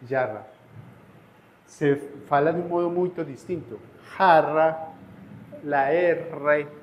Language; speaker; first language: Portuguese; non-native, fluent; Spanish